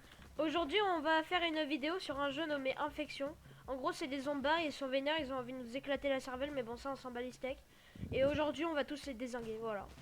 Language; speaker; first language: French; native; French